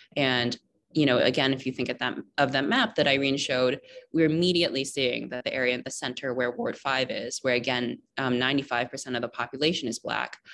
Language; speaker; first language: English; native; English